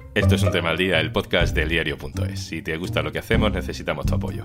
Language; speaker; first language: Spanish; native; Spanish